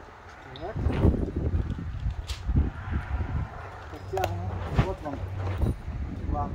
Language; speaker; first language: Russian; native; Russian